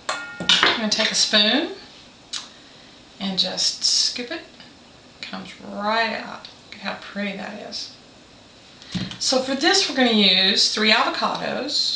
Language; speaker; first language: English; native; English